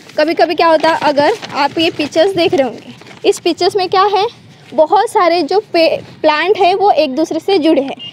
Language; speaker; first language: Hindi; non-native, local second language; Marathi